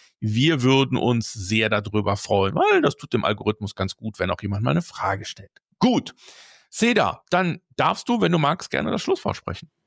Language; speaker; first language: German; native; German